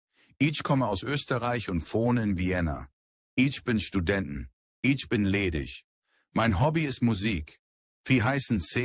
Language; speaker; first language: German; non-native, learner; English